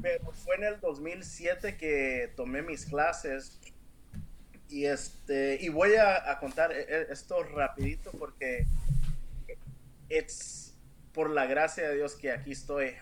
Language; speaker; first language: Spanish; early bilingual, heritage; Spanish